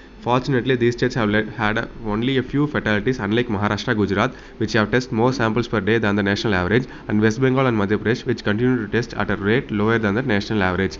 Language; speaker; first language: English; non-native, local second language; Tamil